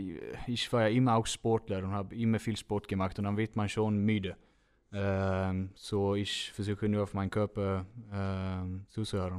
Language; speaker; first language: German; non-native, fluent; Swedish